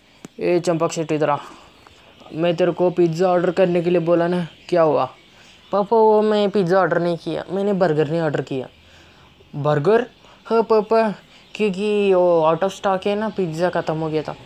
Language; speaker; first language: Hindi; native; Hindi